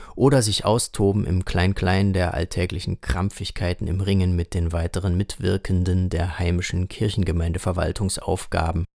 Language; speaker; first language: German; native; German